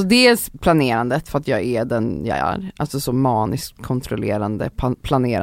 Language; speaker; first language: Swedish; native; Swedish